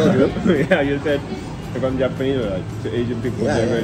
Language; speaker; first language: English; non-native, fluent; Japanese